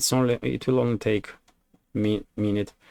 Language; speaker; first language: English; non-native, fluent; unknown